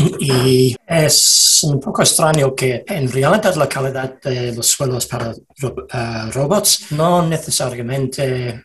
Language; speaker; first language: Spanish; non-native, learner; English